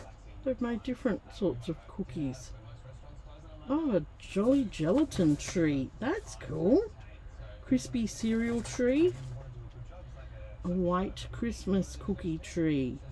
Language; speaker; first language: English; native; English